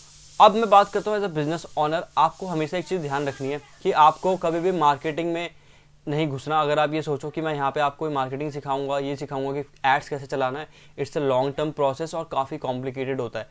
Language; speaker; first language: Hindi; native; Hindi